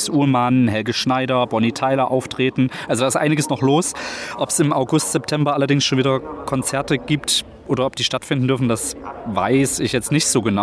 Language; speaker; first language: German; native; German